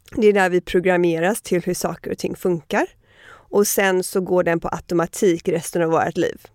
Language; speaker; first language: Swedish; early bilingual, heritage; Swedish